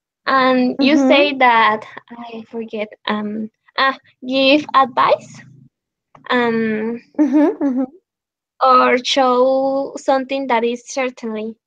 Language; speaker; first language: English; non-native, learner; Spanish